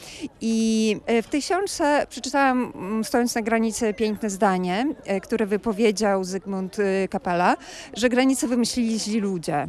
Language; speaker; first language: Polish; non-native, fluent; Ukrainian